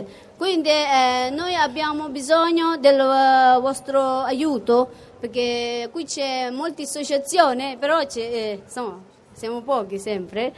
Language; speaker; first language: Italian; non-native, fluent; Tibetan